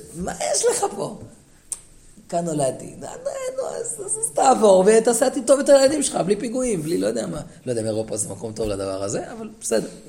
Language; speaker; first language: Hebrew; native; Hebrew